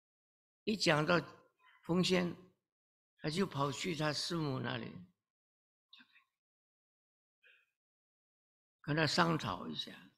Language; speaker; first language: Chinese; early bilingual, heritage; Chinese